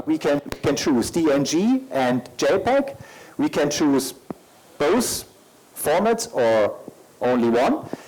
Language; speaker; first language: English; non-native, learner; German